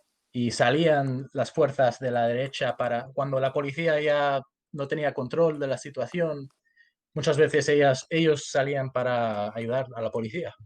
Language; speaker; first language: Spanish; early bilingual, heritage; Spanish